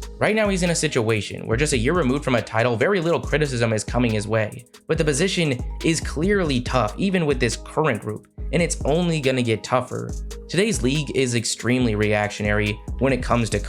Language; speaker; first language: English; native; English